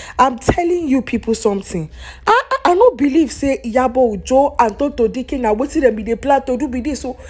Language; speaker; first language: Nigerian Pidgin; non-native, local second language; Yoruba